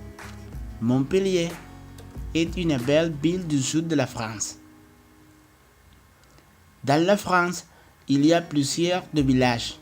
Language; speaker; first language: French; non-native, fluent; Spanish